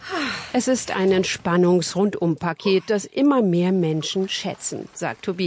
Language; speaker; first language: German; native; German